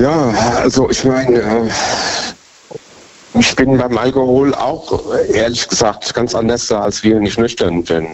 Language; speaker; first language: German; native; German